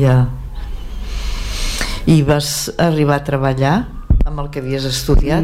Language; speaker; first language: Catalan; native; Catalan